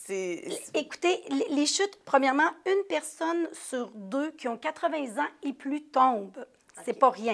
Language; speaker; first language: French; native; French